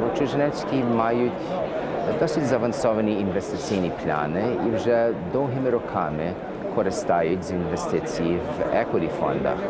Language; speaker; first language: Ukrainian; early bilingual, heritage; Ukrainian